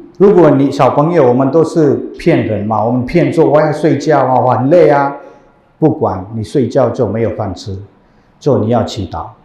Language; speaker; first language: Chinese; non-native, fluent; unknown